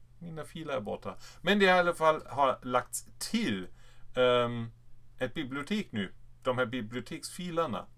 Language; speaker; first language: Swedish; non-native, fluent; German